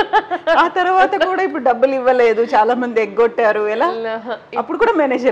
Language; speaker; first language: Telugu; native; Telugu